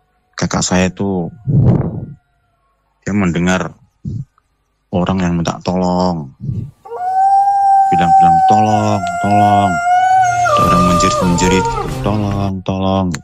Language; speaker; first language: Indonesian; non-native, local second language; Javanese